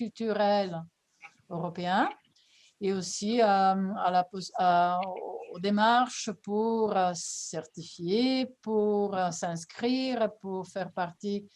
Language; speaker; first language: French; non-native, fluent; Italian